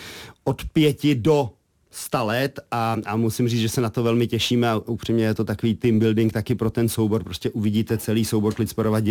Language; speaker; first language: Czech; native; Czech